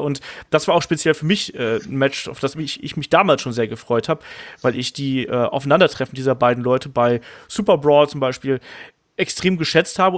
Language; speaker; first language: German; native; German